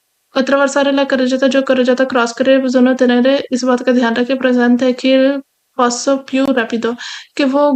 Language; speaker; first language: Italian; non-native, fluent; Urdu